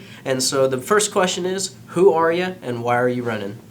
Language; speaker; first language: English; native; English